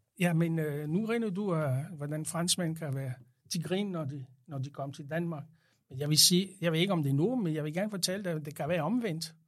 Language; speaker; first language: Danish; non-native, fluent; French